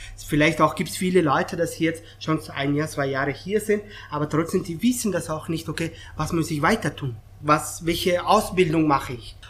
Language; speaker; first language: German; non-native, fluent; Persian